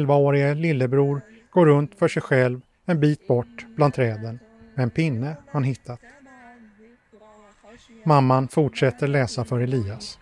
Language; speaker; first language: Swedish; native; Swedish